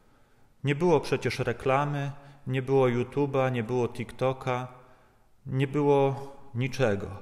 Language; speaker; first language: Polish; native; Polish